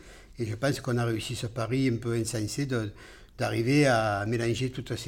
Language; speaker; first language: French; native; French